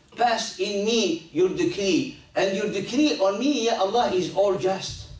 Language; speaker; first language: English; non-native, fluent; Arabic